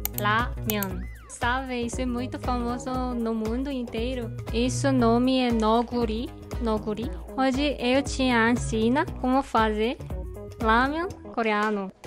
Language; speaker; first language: Portuguese; non-native, learner; Korean